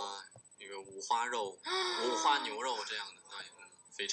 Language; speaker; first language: Chinese; non-native, fluent; Korean